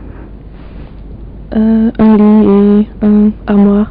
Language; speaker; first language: French; non-native, learner; English